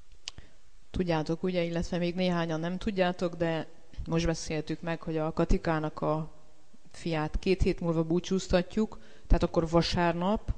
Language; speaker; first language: Hungarian; native; Hungarian